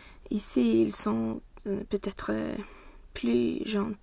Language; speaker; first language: French; non-native, learner; Swedish